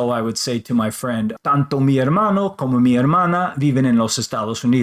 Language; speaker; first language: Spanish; non-native, fluent; English